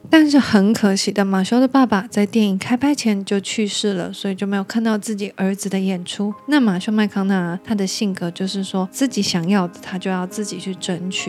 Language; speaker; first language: Chinese; native; Chinese